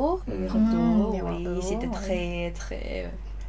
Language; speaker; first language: French; non-native, learner; Lao